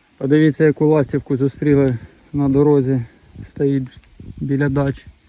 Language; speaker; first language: Ukrainian; non-native, local second language; Russian